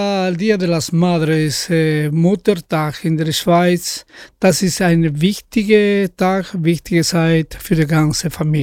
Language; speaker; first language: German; non-native, fluent; Spanish